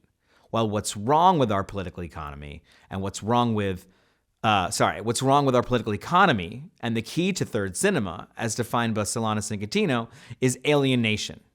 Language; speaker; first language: English; native; English